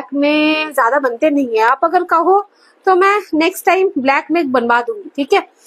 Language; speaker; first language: Hindi; non-native, local second language; Bangla